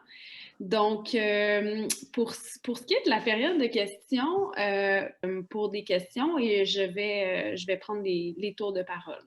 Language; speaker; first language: French; native; French